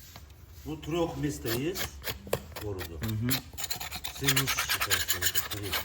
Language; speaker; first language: Russian; non-native, local second language; Uzbek